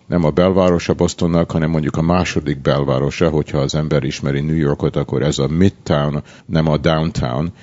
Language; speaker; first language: Hungarian; early bilingual, heritage; Hungarian